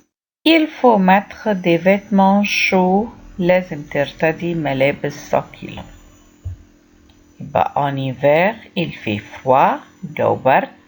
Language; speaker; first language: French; non-native, fluent; Arabic